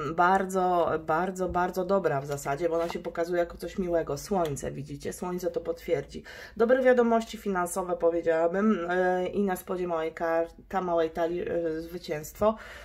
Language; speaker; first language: Polish; native; Polish